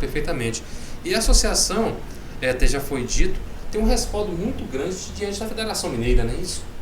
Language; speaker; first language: Portuguese; native; Portuguese